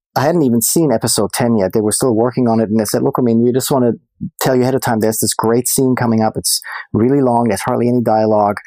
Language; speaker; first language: English; non-native, fluent; German